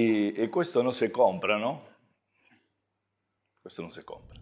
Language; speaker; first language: Italian; non-native, fluent; Spanish